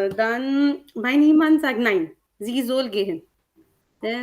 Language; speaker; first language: German; non-native, learner; Hindi